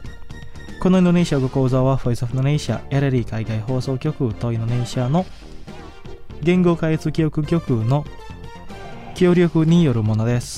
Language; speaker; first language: Japanese; non-native, fluent; Indonesian